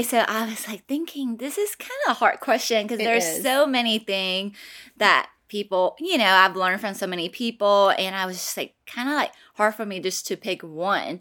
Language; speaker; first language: English; non-native, fluent; Chinese